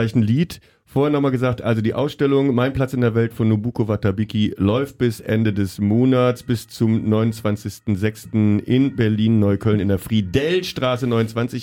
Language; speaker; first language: German; native; German